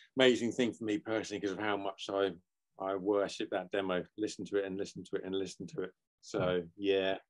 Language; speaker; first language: English; native; English